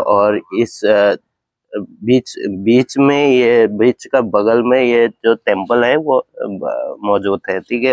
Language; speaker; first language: Hindi; non-native, local second language; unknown